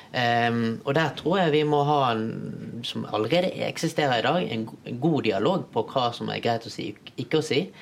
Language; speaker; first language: Norwegian; early bilingual, other home language; Tamil